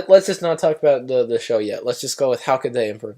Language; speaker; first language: English; native; English